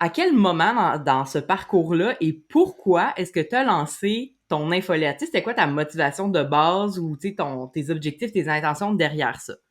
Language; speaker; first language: French; native; French